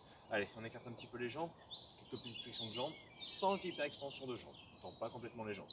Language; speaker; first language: French; native; French